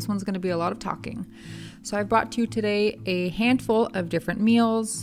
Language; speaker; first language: English; native; English